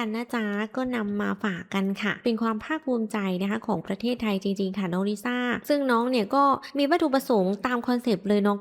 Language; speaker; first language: Thai; native; Thai